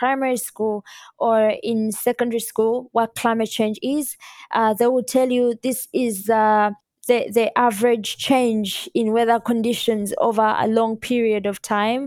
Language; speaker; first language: English; non-native, local second language; Ganda